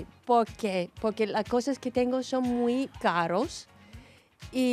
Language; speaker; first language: Spanish; non-native, fluent; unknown